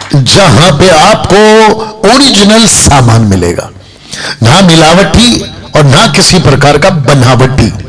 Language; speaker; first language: Hindi; non-native, local second language; Telugu